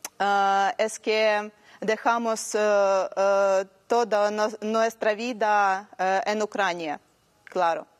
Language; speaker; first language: Spanish; non-native, learner; Ukrainian